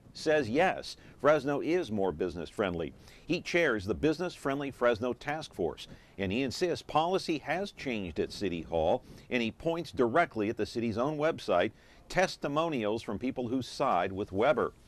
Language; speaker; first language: English; native; English